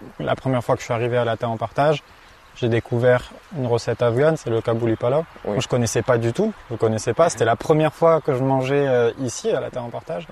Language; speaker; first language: French; native; French